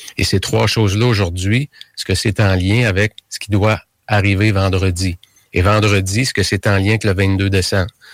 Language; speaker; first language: French; native; French